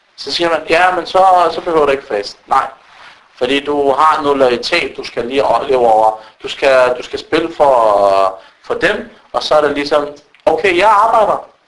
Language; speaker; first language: Danish; early bilingual, other home language; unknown